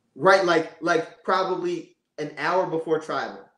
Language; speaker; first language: English; native; English